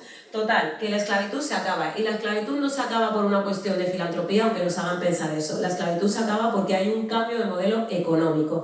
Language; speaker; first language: Spanish; native; Spanish